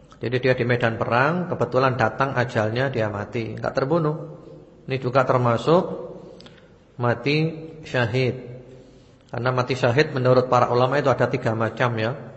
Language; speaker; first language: Indonesian; native; Indonesian